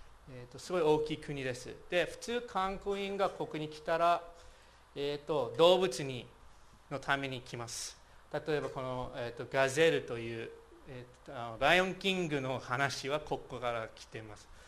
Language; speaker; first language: Japanese; non-native, fluent; English